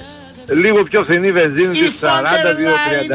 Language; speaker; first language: Greek; native; Greek